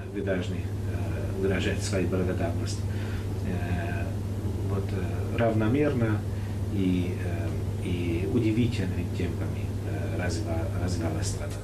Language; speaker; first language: Russian; non-native, fluent; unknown